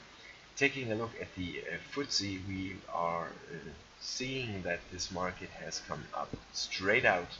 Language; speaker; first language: English; non-native, fluent; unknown